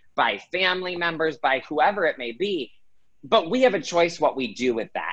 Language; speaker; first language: English; native; English